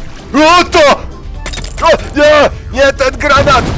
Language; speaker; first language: Polish; native; Polish